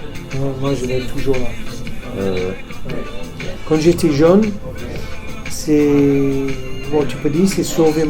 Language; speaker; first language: French; non-native, fluent; English